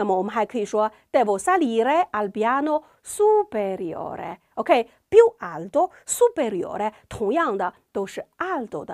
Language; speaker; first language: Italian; non-native, learner; Chinese